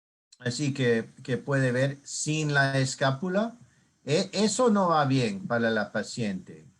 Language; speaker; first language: Spanish; non-native, learner; English